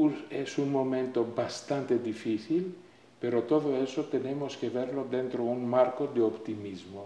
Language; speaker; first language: Spanish; non-native, fluent; Greek